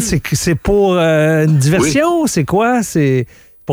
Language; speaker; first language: French; native; French